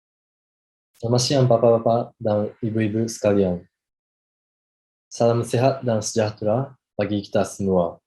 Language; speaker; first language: Indonesian; non-native, fluent; Japanese